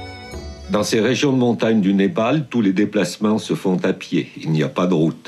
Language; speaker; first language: French; native; French